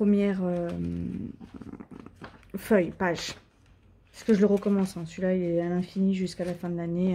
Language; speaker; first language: French; native; French